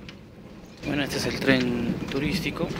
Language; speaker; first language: Spanish; native; Spanish